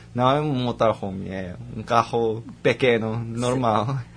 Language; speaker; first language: Portuguese; non-native, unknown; Japanese